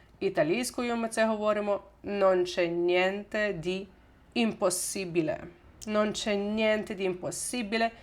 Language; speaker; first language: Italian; non-native, fluent; Ukrainian